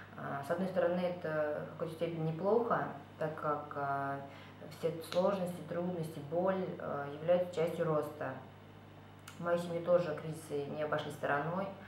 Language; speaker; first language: Russian; native; Russian